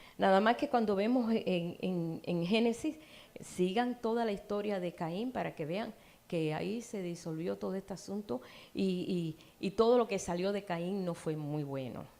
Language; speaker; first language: Spanish; native; Spanish